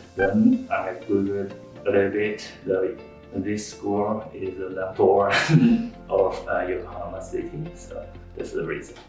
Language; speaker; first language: English; non-native, fluent; Chinese